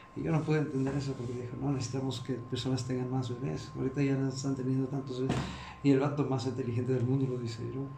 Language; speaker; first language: Spanish; early bilingual, heritage; Spanish